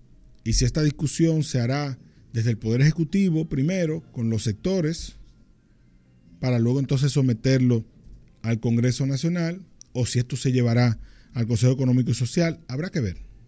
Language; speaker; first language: Spanish; native; Spanish